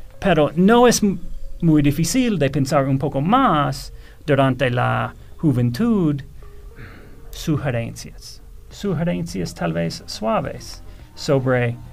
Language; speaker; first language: Spanish; non-native, fluent; English